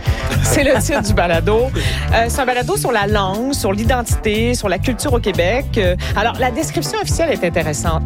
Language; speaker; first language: French; native; French